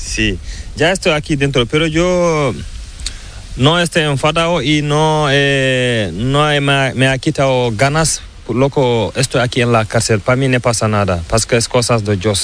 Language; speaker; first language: Spanish; non-native, learner; Fula